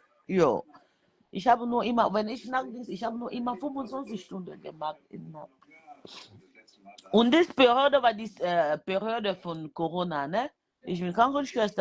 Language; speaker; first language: German; non-native, learner; French